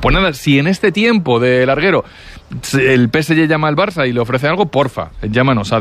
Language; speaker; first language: Spanish; native; Spanish